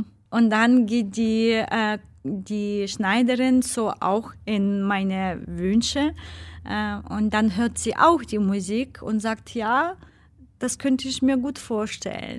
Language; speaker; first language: German; non-native, fluent; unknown